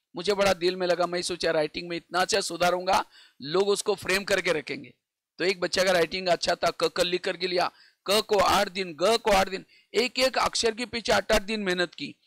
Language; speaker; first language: Hindi; non-native, local second language; Marathi